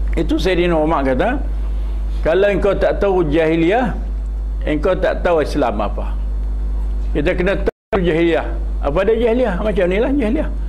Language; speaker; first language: Malay; early bilingual, heritage; Malay